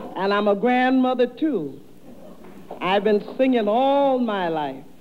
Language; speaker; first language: English; native; English